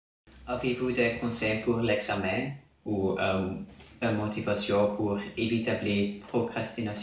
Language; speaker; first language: French; non-native, learner; Dutch